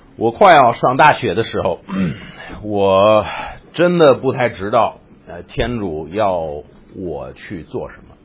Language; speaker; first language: Chinese; non-native, fluent; English